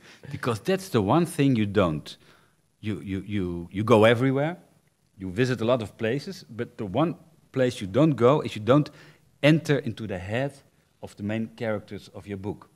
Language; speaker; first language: English; non-native, fluent; Dutch